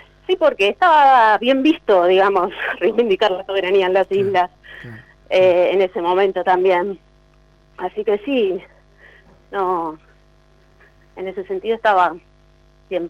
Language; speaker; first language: Spanish; native; Spanish